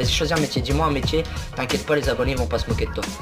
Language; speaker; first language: French; native; French